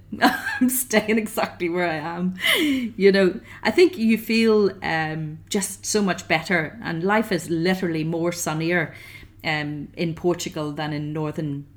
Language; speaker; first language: English; native; English